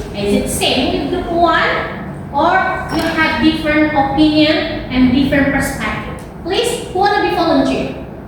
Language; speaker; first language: English; non-native, learner; Indonesian